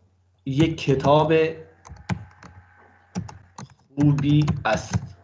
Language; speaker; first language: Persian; non-native, fluent; Urdu